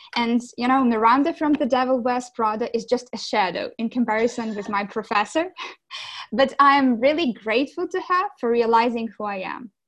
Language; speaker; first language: English; non-native, fluent; Ukrainian